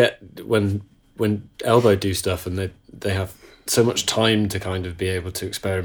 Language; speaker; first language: English; native; English